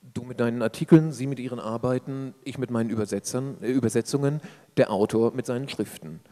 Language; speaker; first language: German; native; German